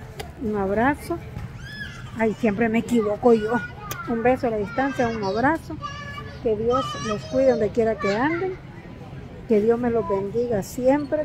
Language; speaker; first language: Spanish; native; Spanish